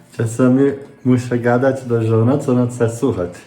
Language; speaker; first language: Polish; non-native, learner; Portuguese